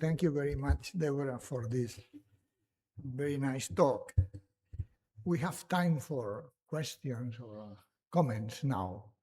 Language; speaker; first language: English; non-native, fluent; Catalan